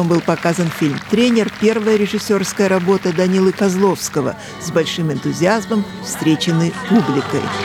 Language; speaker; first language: Russian; native; Russian